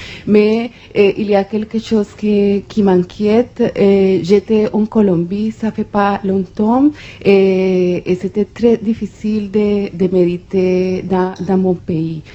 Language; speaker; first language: French; non-native, fluent; Spanish